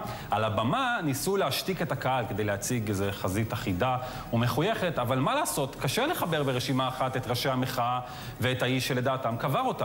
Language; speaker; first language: Hebrew; native; Hebrew